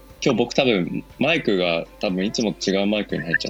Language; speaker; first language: Japanese; native; Japanese